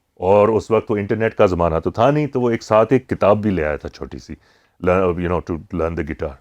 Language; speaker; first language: Urdu; native; Urdu